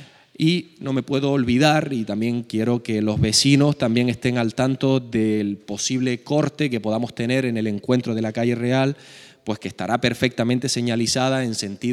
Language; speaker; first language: Spanish; native; Spanish